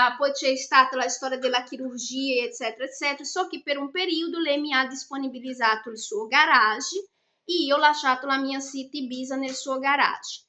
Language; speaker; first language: Italian; non-native, fluent; Portuguese